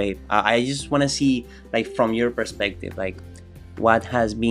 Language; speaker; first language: English; non-native, fluent; Spanish